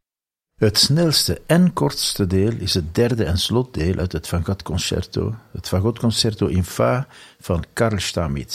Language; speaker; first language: Dutch; native; Dutch